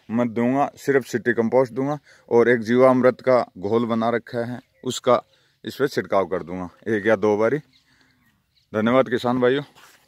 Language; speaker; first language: Hindi; native; Hindi